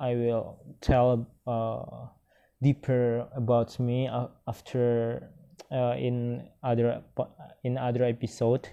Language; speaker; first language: English; non-native, learner; Minangkabau